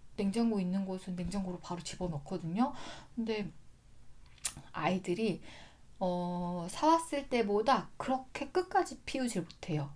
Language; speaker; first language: Korean; native; Korean